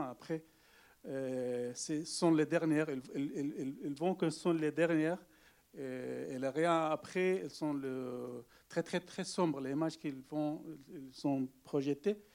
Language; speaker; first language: French; non-native, learner; Arabic